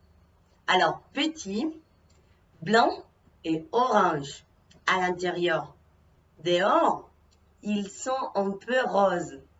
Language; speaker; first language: French; non-native, fluent; Spanish